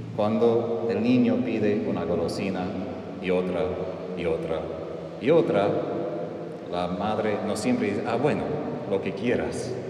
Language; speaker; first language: Spanish; non-native, fluent; English